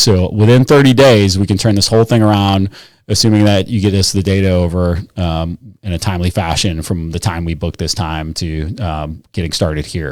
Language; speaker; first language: English; native; English